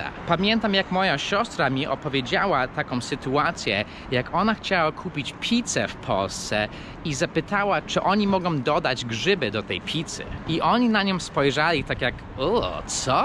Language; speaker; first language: Polish; early bilingual, heritage; Polish